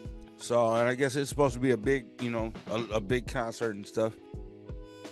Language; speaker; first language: English; native; English